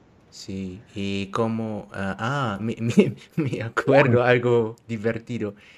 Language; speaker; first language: Spanish; non-native, learner; German